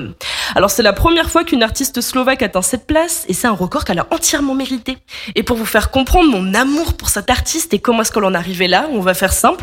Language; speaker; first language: French; native; French